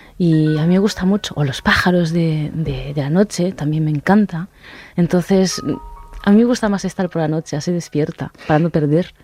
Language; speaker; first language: Spanish; non-native, fluent; Japanese